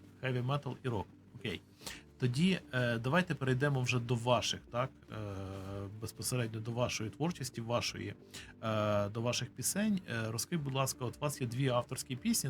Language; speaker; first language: Ukrainian; native; Ukrainian